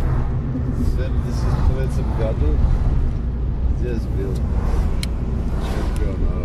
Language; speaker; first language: Russian; non-native, local second language; Armenian